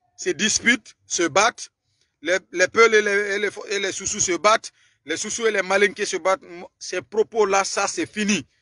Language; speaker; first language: French; non-native, local second language; Susu